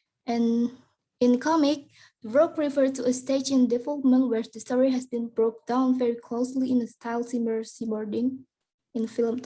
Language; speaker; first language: English; non-native, learner; Indonesian